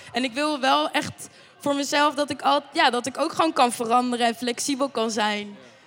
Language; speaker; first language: Dutch; native; Dutch